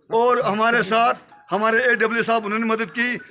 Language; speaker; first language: Hindi; native; Hindi